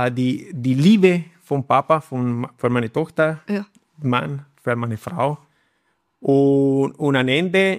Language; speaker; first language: German; non-native, learner; Spanish